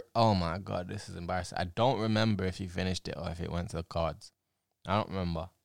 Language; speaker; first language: English; native; English